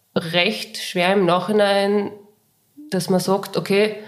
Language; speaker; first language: German; native; German